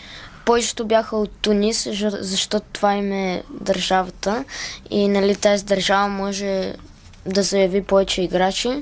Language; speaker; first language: Bulgarian; early bilingual, heritage; Bulgarian